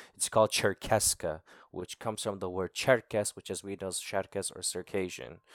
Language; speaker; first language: English; native; English